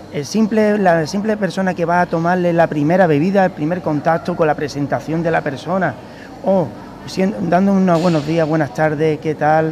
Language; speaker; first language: Spanish; native; Spanish